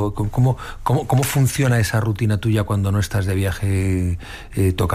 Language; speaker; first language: Spanish; native; Spanish